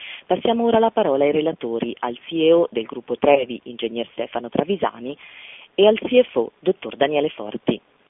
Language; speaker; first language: Italian; native; Italian